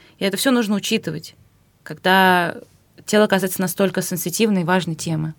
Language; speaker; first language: Russian; native; Russian